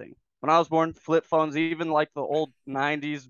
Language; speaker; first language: English; native; English